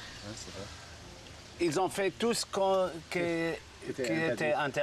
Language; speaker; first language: French; non-native, fluent; German